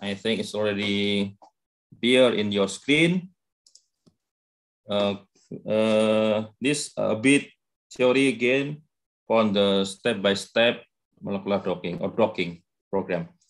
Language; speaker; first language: English; non-native, learner; Indonesian